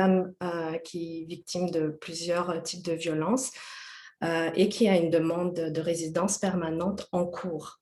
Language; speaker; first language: French; native; French